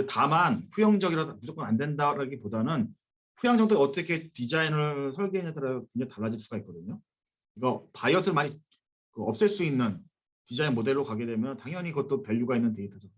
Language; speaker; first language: Korean; native; Korean